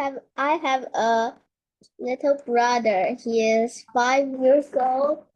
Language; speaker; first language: English; non-native, learner; Chinese